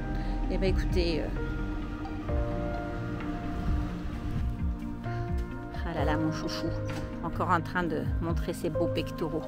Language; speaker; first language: French; native; French